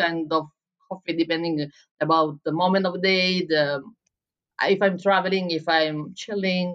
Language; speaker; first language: English; non-native, fluent; Italian